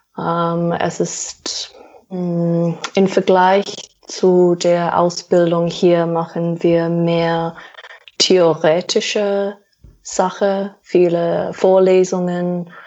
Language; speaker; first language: German; non-native, fluent; English